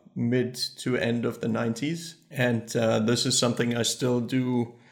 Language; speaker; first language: English; early bilingual, other home language; German